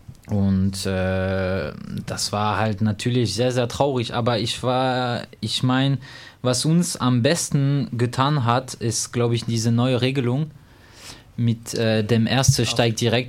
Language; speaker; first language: German; non-native, fluent; French